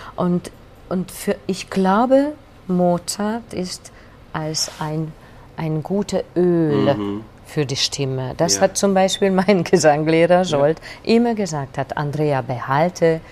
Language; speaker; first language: German; non-native, fluent; Hungarian